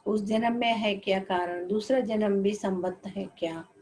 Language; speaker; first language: Hindi; non-native, local second language; Telugu